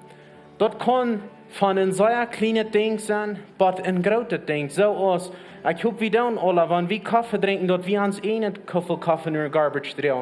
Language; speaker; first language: German; early bilingual, heritage; Plautdietsch